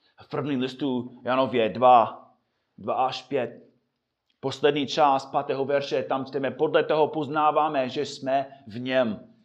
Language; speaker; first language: Czech; non-native, fluent; English